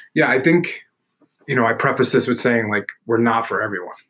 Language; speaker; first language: English; native; English